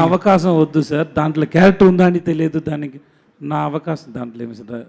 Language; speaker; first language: Telugu; non-native, learner; Tamil